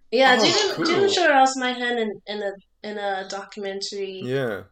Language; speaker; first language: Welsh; non-native, learner; English